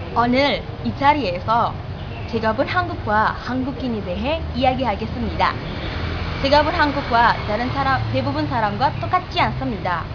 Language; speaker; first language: Korean; non-native, learner; Indonesian